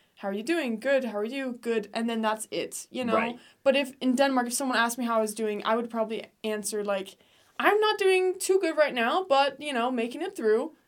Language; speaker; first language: English; non-native, fluent; Danish